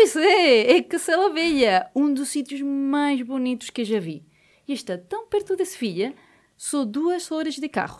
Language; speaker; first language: Portuguese; native; Portuguese